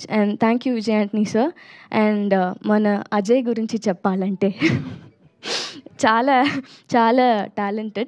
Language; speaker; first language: Telugu; non-native, learner; Tamil